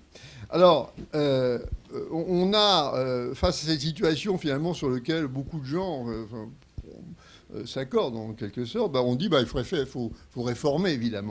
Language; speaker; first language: French; native; French